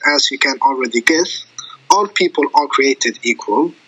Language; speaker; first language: English; non-native, fluent; Arabic